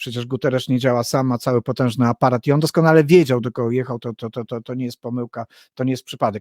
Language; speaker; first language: Polish; native; Polish